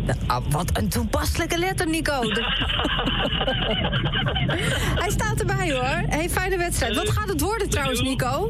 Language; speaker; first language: Dutch; native; Dutch